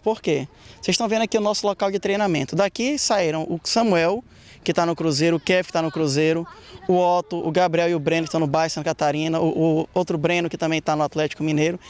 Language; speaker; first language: Portuguese; native; Portuguese